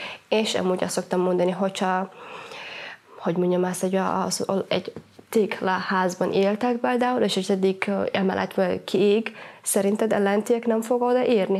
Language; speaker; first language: Hungarian; non-native, fluent; Somali